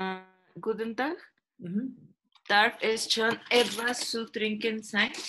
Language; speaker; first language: German; non-native, learner; Spanish